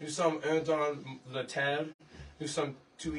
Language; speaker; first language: French; non-native, learner; English